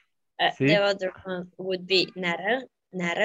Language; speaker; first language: English; non-native, fluent; Portuguese